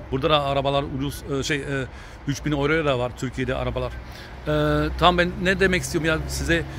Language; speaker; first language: Turkish; early bilingual, heritage; Turkish